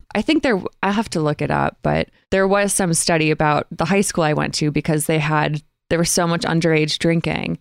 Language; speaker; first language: English; native; English